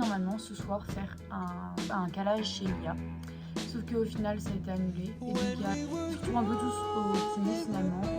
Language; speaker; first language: French; native; French